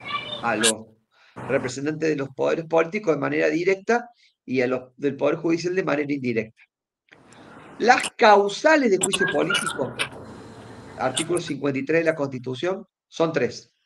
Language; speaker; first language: Spanish; native; Spanish